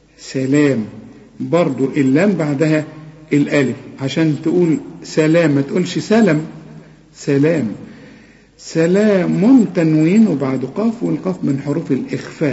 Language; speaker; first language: Arabic; native; Arabic